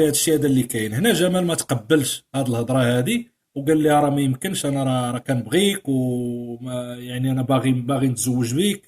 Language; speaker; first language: Arabic; native; Arabic